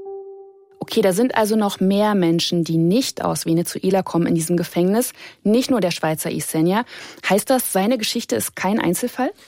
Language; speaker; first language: German; native; German